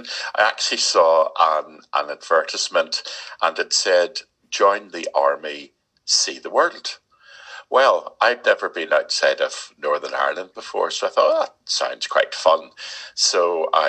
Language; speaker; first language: English; native; English